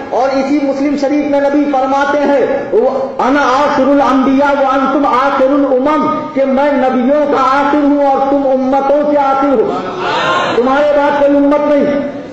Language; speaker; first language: Urdu; native; Urdu